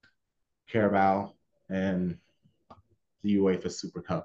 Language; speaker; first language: English; native; English